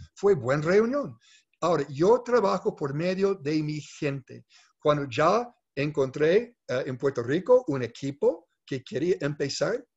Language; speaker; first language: Spanish; non-native, fluent; English